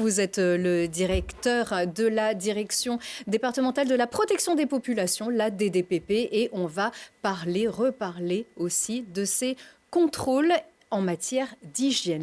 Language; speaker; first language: French; native; French